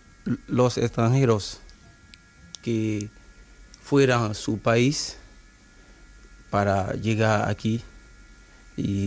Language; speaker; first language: Spanish; non-native, learner; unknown